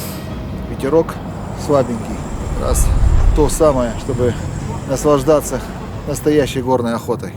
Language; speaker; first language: Russian; native; Russian